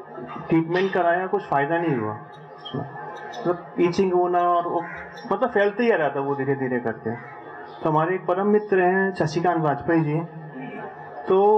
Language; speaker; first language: Hindi; native; Hindi